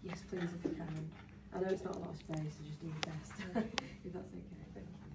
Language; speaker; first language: English; native; English